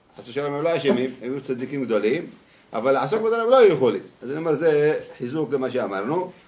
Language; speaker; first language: Hebrew; native; Hebrew